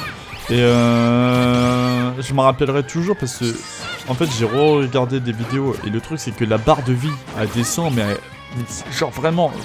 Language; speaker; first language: French; native; French